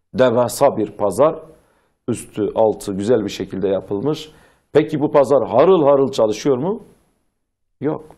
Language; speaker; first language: Turkish; non-native, local second language; Zaza